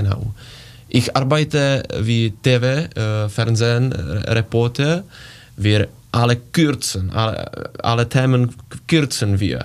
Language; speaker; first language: German; non-native, learner; Czech